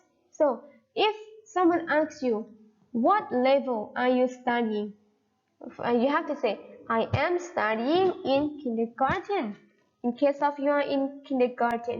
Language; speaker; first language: English; non-native, fluent; Thai